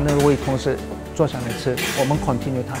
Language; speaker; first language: Chinese; non-native, fluent; Korean